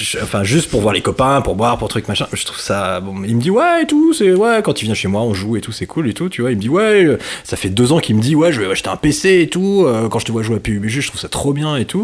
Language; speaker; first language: French; native; French